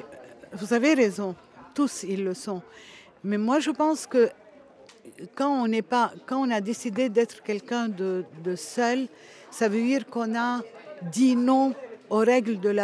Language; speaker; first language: French; non-native, local second language; Arabic